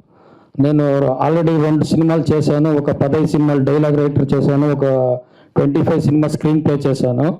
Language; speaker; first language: Telugu; non-native, local second language; Kannada